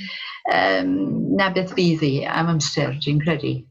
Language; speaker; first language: Welsh; non-native, local second language; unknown